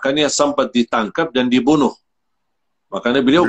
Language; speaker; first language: Indonesian; non-native, fluent; Arabic